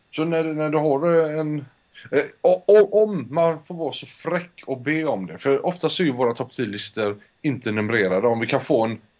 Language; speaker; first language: Swedish; early bilingual, heritage; Spanish